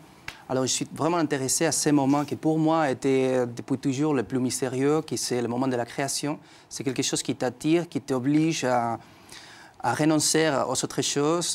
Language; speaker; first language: French; non-native, fluent; Spanish